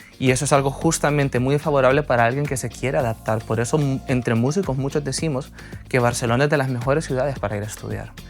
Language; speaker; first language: Spanish; native; Spanish